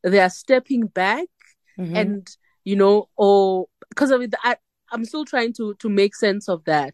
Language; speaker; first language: English; non-native, local second language; Northern Sotho